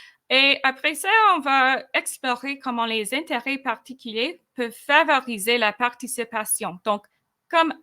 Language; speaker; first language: French; non-native, fluent; English